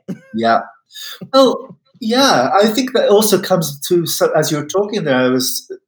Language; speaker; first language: English; native; English